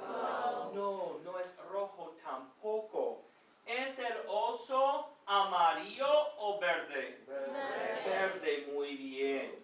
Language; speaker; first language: Spanish; non-native, fluent; English